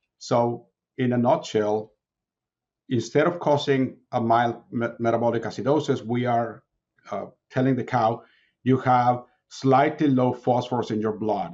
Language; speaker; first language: English; non-native, fluent; Spanish